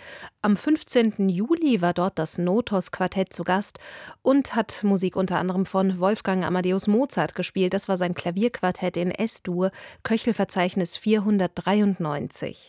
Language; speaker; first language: German; native; German